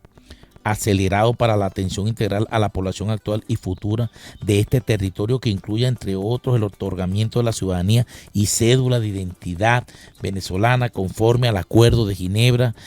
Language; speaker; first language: Spanish; native; Spanish